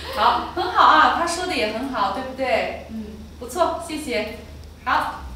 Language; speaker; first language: Chinese; native; Chinese